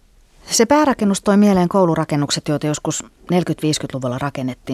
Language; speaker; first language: Finnish; native; Finnish